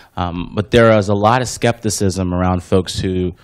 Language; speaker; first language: English; native; English